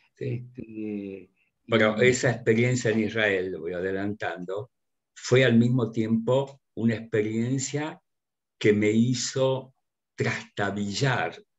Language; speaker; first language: Spanish; early bilingual, other home language; Russian